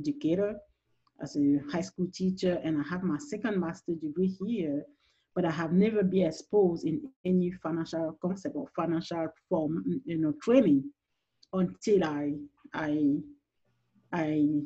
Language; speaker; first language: English; non-native, local second language; French